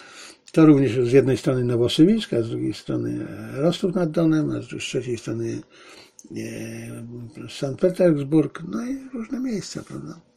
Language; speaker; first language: Polish; native; Polish